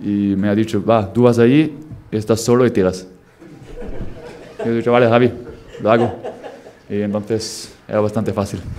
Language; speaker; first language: Spanish; non-native, fluent; German